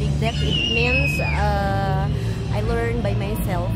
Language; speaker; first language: English; non-native, learner; Indonesian